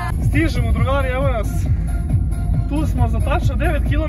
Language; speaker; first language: Serbian; native; Serbian